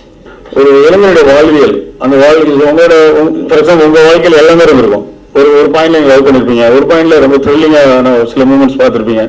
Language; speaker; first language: Tamil; native; Tamil